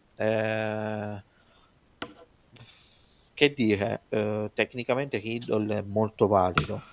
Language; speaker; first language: Italian; native; Italian